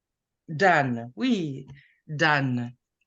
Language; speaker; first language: French; non-native, fluent; English